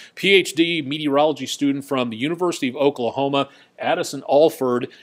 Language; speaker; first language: English; native; English